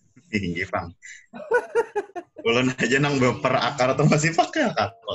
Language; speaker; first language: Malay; non-native, local second language; Banjar